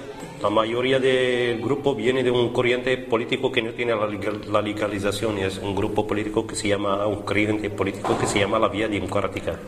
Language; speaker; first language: Spanish; non-native, learner; Arabic